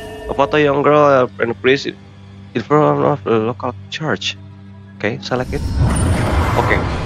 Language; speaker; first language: English; non-native, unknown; Indonesian